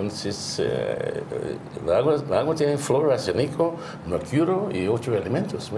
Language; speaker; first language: Spanish; non-native, learner; English